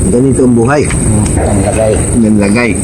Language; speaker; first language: Filipino; non-native, local second language; Cebuano